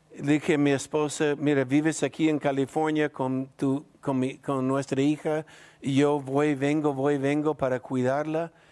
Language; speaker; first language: Spanish; non-native, fluent; English